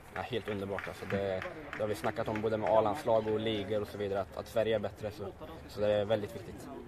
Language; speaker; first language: Swedish; native; Swedish